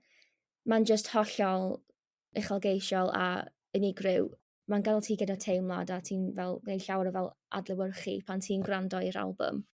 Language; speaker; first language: Welsh; non-native, local second language; English